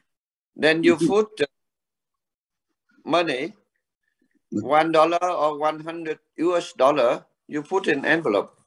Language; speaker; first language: English; non-native, learner; Vietnamese